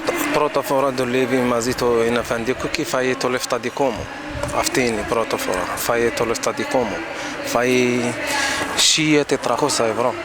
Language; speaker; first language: Greek; non-native, learner; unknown